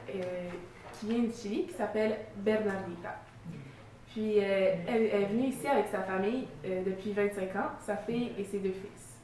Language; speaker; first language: French; native; French